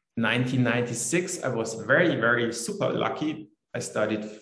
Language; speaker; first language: English; non-native, fluent; German